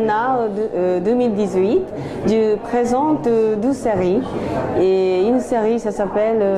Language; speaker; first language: French; non-native, learner; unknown